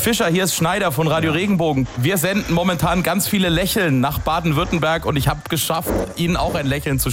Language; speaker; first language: German; native; German